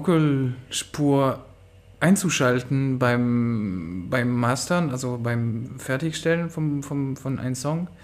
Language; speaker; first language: German; non-native, fluent; French